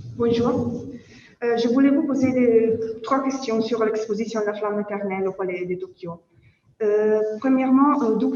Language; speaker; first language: French; non-native, fluent; German